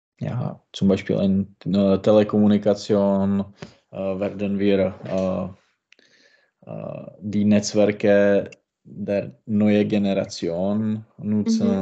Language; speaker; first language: German; non-native, learner; Czech